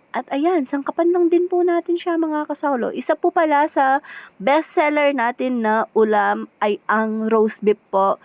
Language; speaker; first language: Filipino; native; Filipino